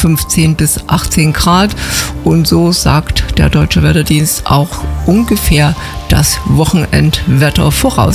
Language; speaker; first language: German; native; German